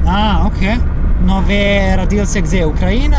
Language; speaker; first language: Russian; non-native, learner; Italian